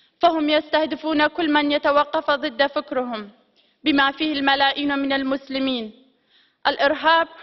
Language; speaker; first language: Arabic; non-native, local second language; Kurdish